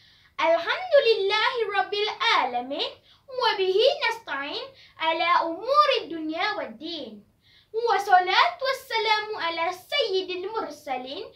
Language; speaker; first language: Arabic; non-native, learner; Malay